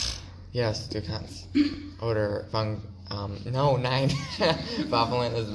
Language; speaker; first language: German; non-native, learner; English